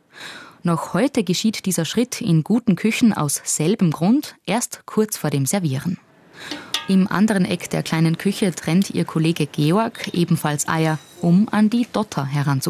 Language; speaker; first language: German; native; German